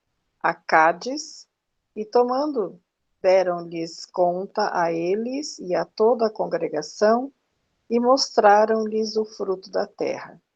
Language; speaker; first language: Portuguese; native; Portuguese